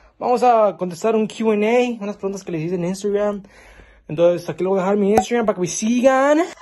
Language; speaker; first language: Spanish; early bilingual, heritage; Spanish